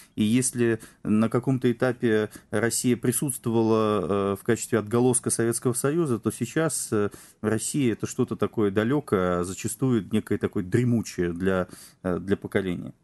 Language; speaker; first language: Russian; native; Russian